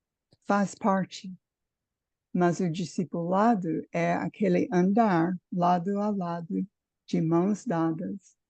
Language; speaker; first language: Portuguese; non-native, fluent; English